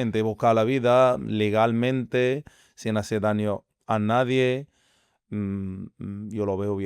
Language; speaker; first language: Spanish; non-native, fluent; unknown